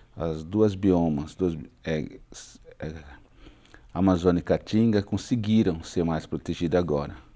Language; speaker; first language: Portuguese; non-native, local second language; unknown